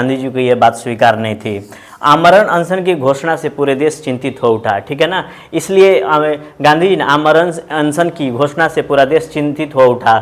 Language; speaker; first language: Hindi; native; Hindi